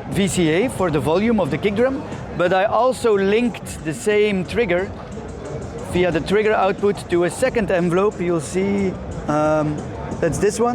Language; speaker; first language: English; non-native, fluent; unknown